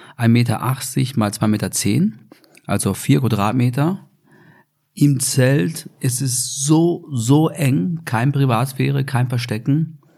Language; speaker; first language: German; non-native, fluent; English